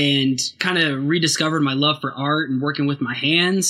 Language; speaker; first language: English; native; English